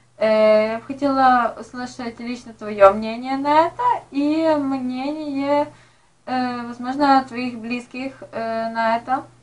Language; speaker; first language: Russian; non-native, local second language; Ukrainian